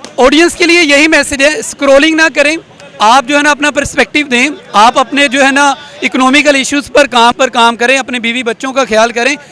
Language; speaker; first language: Urdu; non-native, local second language; Punjabi